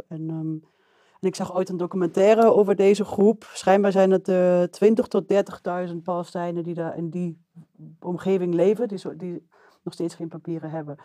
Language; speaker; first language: Dutch; early bilingual, other home language; Arabic